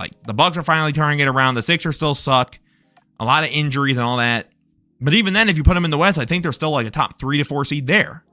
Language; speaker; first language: English; native; English